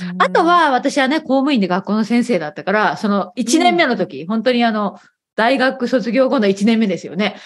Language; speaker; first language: Japanese; native; Japanese